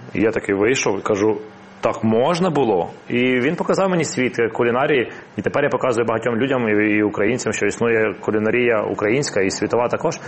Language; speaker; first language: Ukrainian; non-native, local second language; Russian